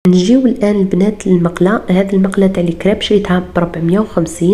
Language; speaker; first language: Arabic; native; Arabic